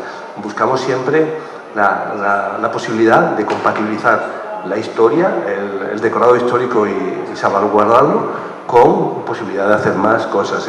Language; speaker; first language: Spanish; native; Spanish